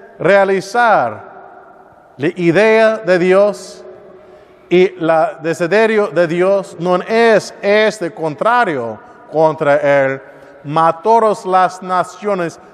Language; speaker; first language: Spanish; non-native, learner; English